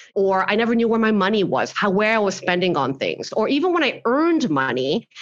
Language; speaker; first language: English; early bilingual, other home language; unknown